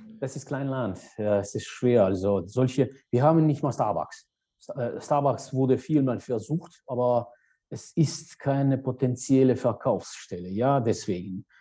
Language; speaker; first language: German; non-native, fluent; Georgian